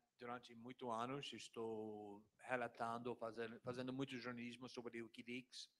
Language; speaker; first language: Portuguese; non-native, fluent; English